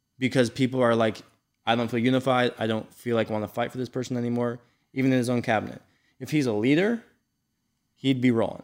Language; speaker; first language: English; native; English